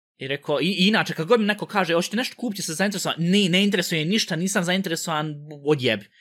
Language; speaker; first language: Bosnian; early bilingual, heritage; Bosnian